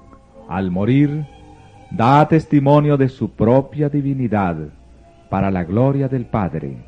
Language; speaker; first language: Spanish; native; Spanish